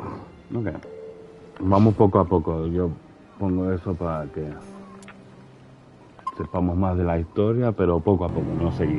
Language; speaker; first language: Spanish; non-native, fluent; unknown